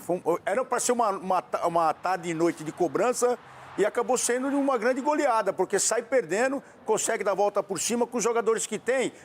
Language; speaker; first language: Portuguese; native; Portuguese